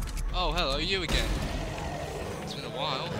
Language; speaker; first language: English; native; English